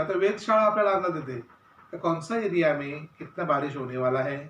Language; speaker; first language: Hindi; non-native, local second language; Marathi